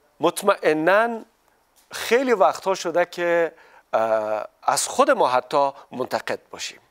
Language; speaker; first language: Persian; native; Persian